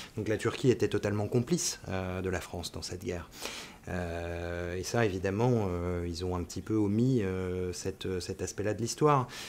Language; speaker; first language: French; native; French